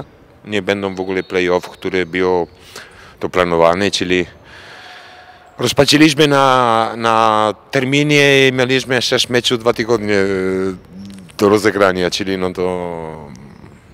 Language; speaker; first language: Polish; non-native, fluent; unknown